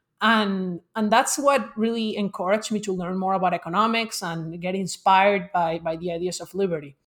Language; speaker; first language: English; non-native, fluent; Spanish